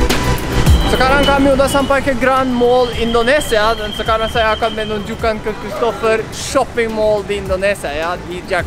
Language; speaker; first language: Indonesian; non-native, fluent; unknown